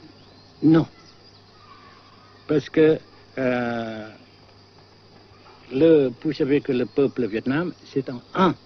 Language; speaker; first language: French; non-native, fluent; Vietnamese